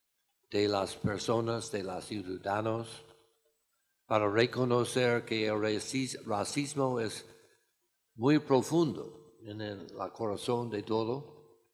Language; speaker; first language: Spanish; non-native, fluent; English